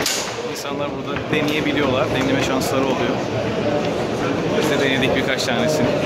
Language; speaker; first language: Turkish; native; Turkish